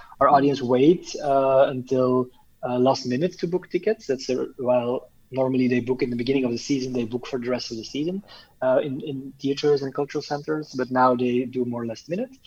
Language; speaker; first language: English; non-native, fluent; Dutch